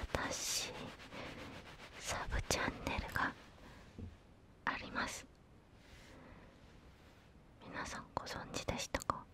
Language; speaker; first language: Japanese; non-native, fluent; Korean